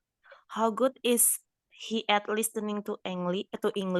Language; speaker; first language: English; non-native, learner; Indonesian